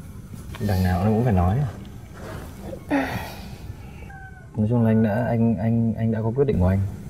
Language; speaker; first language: Vietnamese; native; Vietnamese